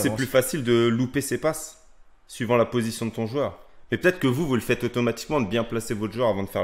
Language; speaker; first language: French; native; French